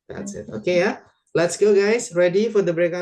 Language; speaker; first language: English; non-native, fluent; Indonesian